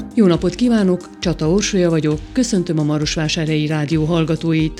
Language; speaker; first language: Hungarian; native; Hungarian